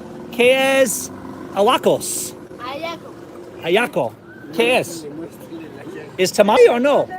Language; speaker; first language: Spanish; non-native, learner; English